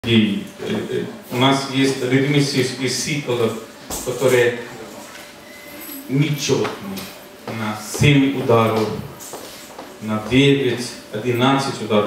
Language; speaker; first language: Russian; non-native, fluent; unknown